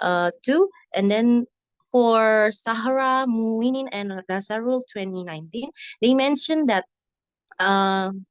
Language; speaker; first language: English; non-native, learner; Indonesian